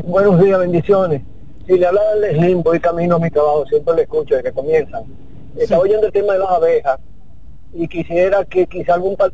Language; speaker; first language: Spanish; native; Spanish